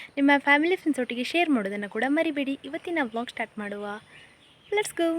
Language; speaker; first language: Kannada; non-native, local second language; Konkani